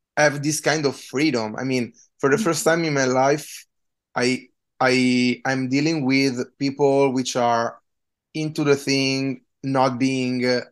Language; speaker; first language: English; non-native, fluent; Italian